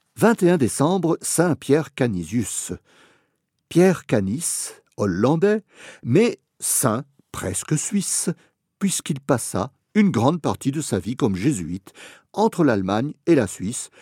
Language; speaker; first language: French; native; French